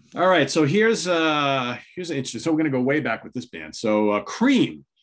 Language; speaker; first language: English; native; English